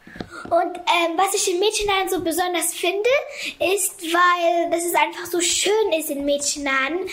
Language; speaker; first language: German; early bilingual, other home language; Kurdish